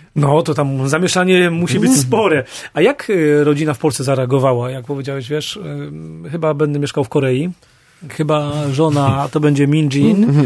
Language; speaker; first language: Polish; native; Polish